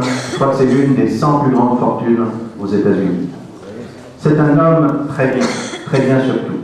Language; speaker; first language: French; native; French